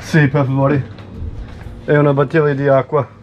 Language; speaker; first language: Italian; early bilingual, heritage; English